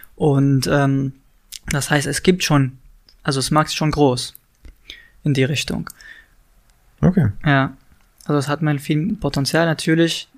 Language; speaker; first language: German; non-native, fluent; Arabic